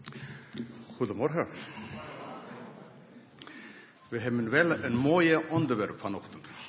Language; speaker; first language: Dutch; non-native, fluent; English